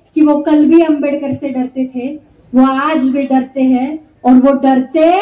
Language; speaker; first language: Hindi; non-native, local second language; Marathi